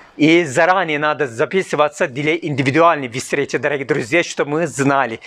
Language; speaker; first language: Russian; non-native, learner; Turkish